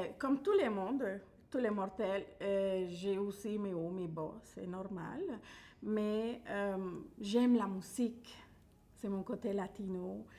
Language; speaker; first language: French; non-native, fluent; Spanish